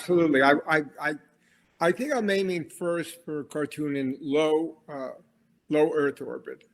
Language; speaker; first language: English; native; English